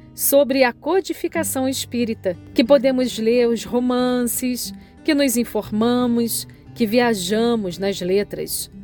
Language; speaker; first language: Portuguese; native; Portuguese